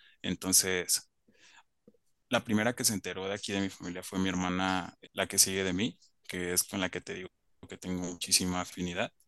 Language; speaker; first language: Spanish; native; Spanish